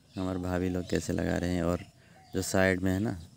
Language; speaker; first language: Hindi; non-native, local second language; Odia